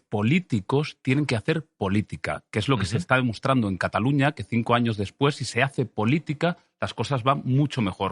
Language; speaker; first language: Spanish; native; Spanish